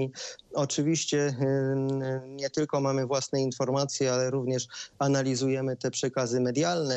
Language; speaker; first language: Polish; native; Polish